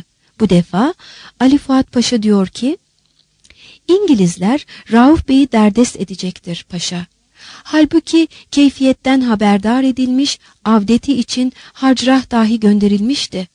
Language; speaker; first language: Turkish; native; Turkish